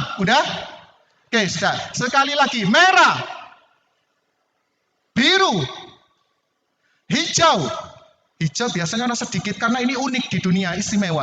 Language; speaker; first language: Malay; non-native, local second language; Javanese